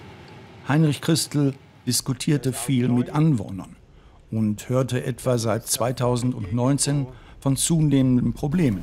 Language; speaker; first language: German; native; German